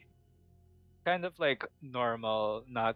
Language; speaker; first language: English; non-native, local second language; Filipino